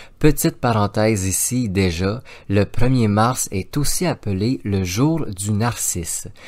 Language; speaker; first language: French; native; French